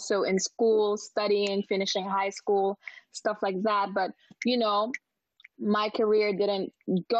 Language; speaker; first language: English; non-native, local second language; Filipino